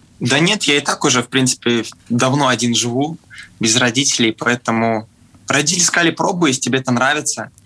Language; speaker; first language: Russian; native; Russian